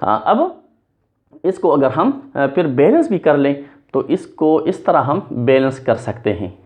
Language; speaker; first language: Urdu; non-native, local second language; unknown